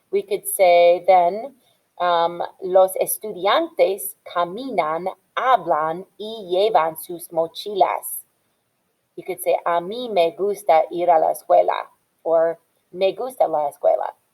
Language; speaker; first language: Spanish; non-native, fluent; English